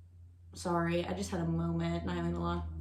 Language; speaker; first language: English; native; English